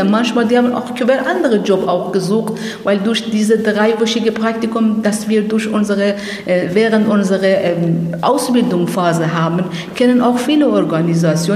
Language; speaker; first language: German; non-native, learner; Persian